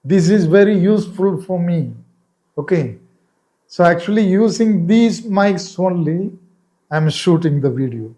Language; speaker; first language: English; non-native, local second language; Tamil